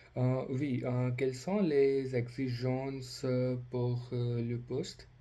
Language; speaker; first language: French; non-native, learner; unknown